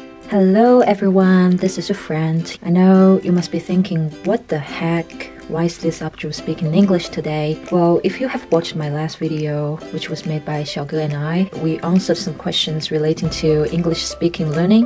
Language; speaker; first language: English; non-native, fluent; Chinese